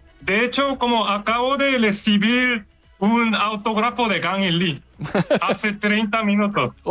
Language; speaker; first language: Spanish; non-native, learner; Korean